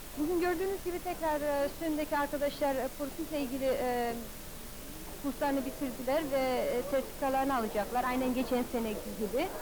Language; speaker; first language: Turkish; early bilingual, heritage; Turkish